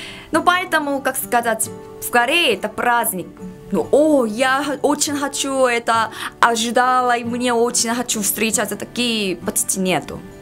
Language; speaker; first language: Russian; non-native, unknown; Korean